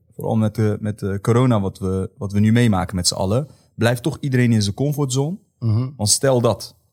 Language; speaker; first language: Dutch; native; Dutch